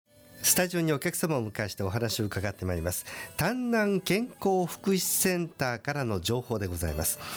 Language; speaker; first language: Japanese; native; Japanese